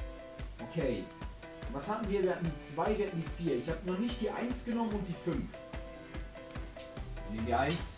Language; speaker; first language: German; native; German